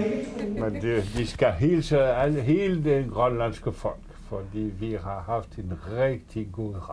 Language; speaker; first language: Danish; non-native, fluent; French